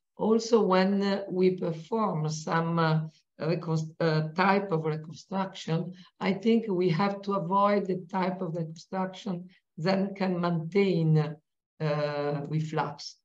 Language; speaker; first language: English; non-native, fluent; Italian